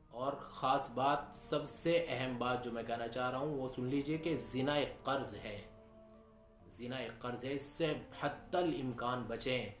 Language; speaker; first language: Urdu; native; Urdu